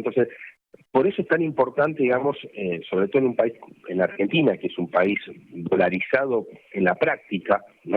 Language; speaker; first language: Spanish; native; Spanish